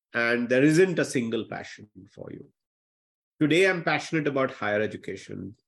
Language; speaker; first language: English; non-native, local second language; Hindi